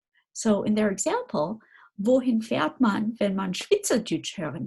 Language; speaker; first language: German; non-native, fluent; English